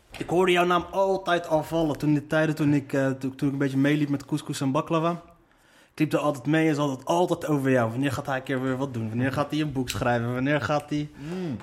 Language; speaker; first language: Dutch; early bilingual, other home language; Arabic